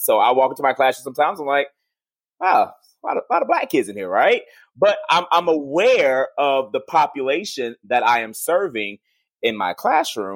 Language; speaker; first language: English; native; English